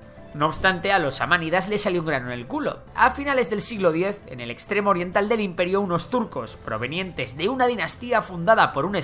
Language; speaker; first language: Spanish; native; Spanish